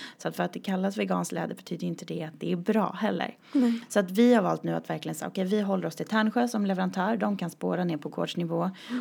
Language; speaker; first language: Swedish; native; Swedish